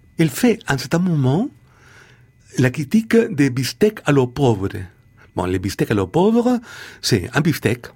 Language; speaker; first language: French; non-native, fluent; Spanish